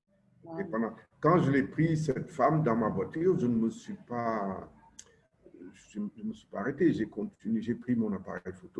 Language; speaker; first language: French; non-native, local second language; Wolof